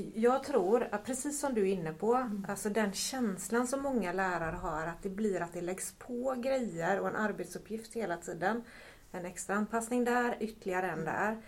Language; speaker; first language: Swedish; native; Swedish